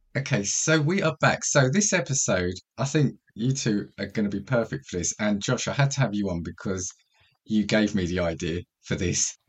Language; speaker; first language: English; native; English